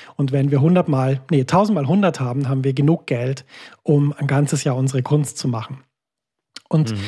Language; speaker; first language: German; native; German